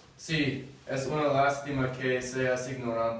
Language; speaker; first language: Spanish; non-native, learner; English